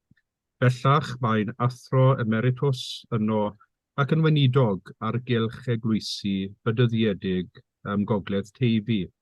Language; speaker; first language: Welsh; native; Welsh